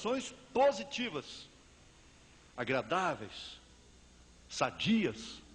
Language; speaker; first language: Portuguese; native; Portuguese